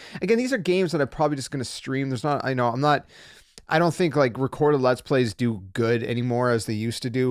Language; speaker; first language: English; native; English